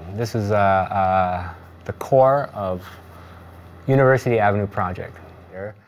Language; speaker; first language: English; native; English